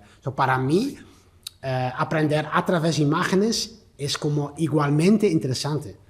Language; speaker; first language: Spanish; non-native, learner; Dutch